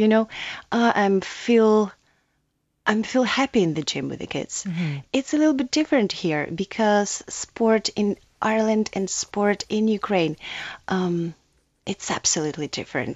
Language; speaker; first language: English; non-native, learner; Ukrainian